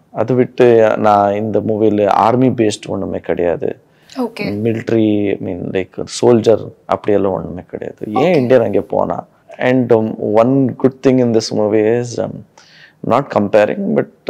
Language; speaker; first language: Tamil; non-native, learner; Kannada